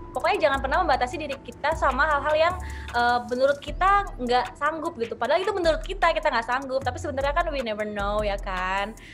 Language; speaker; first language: Indonesian; native; Indonesian